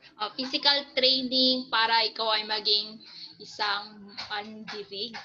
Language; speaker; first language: Filipino; native; Filipino